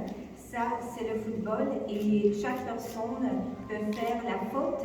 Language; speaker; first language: French; non-native, fluent; Ukrainian